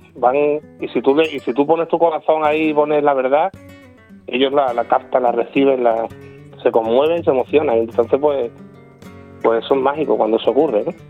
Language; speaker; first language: Spanish; native; Spanish